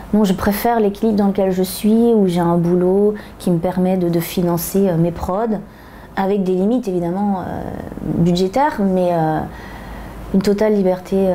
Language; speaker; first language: French; native; French